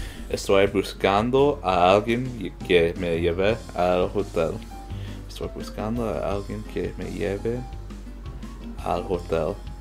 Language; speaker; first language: Spanish; non-native, learner; English